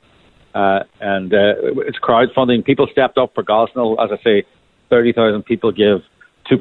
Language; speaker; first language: English; native; English